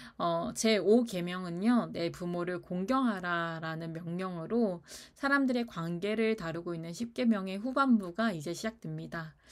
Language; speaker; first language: Korean; native; Korean